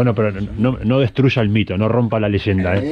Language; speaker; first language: Spanish; native; Spanish